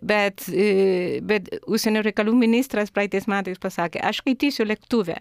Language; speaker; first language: Lithuanian; non-native, fluent; Spanish